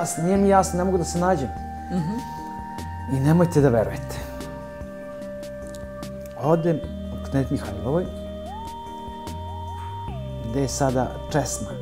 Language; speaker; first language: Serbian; early bilingual, other home language; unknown